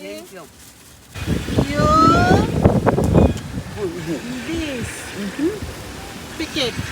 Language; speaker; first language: English; non-native, learner; Bangla